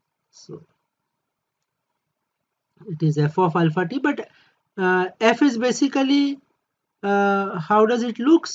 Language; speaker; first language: English; non-native, local second language; Marathi